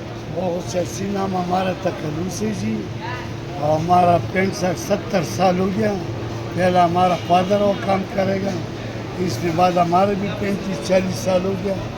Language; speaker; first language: Hindi; non-native, local second language; Pashto